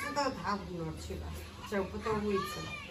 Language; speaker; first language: Chinese; non-native, learner; Nepali